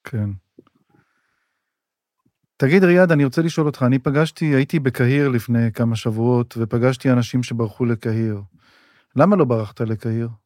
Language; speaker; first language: Hebrew; native; Hebrew